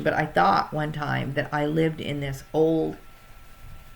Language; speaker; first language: English; native; English